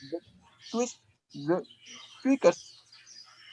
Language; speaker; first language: English; non-native, learner; French